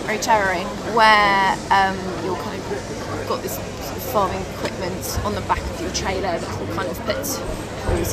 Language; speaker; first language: English; native; English